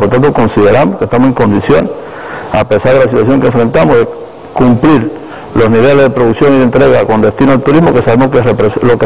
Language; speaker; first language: Spanish; native; Spanish